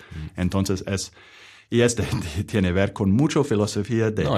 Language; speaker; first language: Spanish; non-native, learner; English